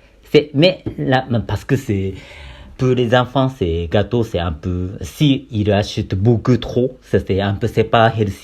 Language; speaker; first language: French; non-native, learner; Japanese